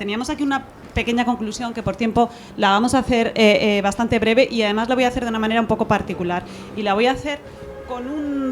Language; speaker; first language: Spanish; native; Spanish